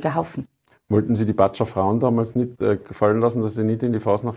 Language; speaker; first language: German; native; German